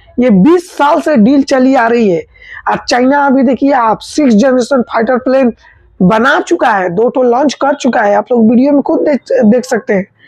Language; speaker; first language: Hindi; native; Hindi